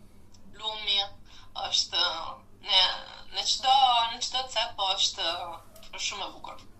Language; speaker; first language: Albanian; non-native, fluent; Italian